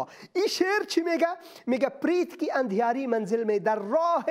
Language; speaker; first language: Persian; native; Persian